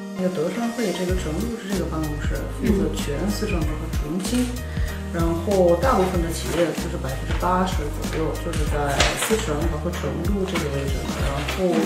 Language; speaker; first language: Chinese; non-native, fluent; German